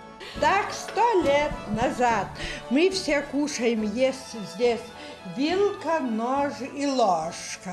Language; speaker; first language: Russian; non-native, local second language; Lithuanian